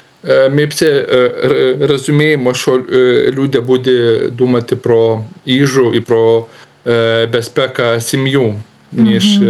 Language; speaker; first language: Ukrainian; non-native, learner; Lithuanian